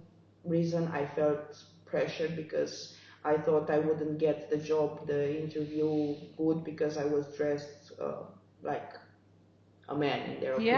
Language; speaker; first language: English; non-native, fluent; Romanian